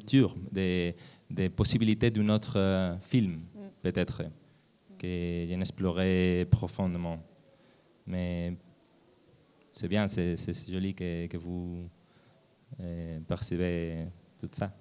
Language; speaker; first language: French; non-native, learner; Spanish